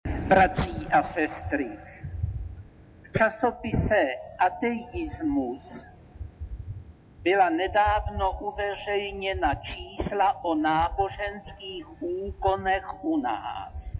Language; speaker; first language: Czech; native; Czech